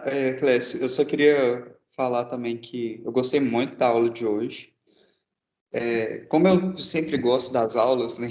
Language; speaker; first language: Portuguese; native; Portuguese